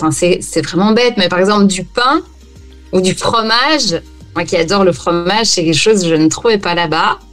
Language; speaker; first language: French; native; French